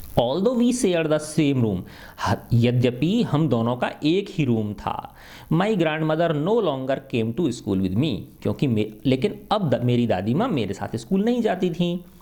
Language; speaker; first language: Hindi; native; Hindi